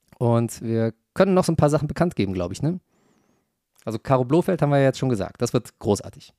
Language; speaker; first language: German; native; German